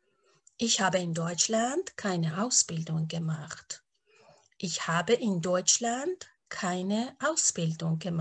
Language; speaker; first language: German; non-native, fluent; Persian